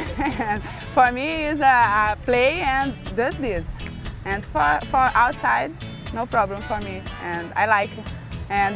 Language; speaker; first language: English; non-native, learner; Portuguese